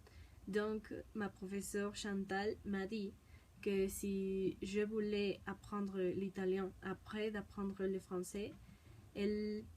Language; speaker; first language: French; non-native, learner; Spanish